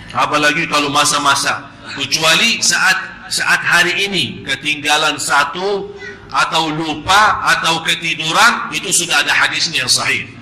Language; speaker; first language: Malay; non-native, fluent; Arabic